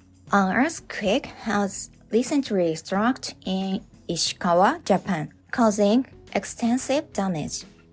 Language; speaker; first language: English; non-native, fluent; Japanese